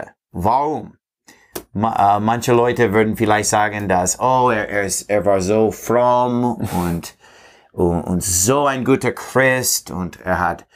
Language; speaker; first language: German; non-native, fluent; English